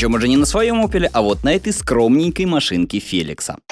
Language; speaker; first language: Russian; native; Russian